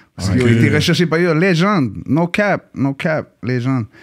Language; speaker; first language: French; early bilingual, other home language; English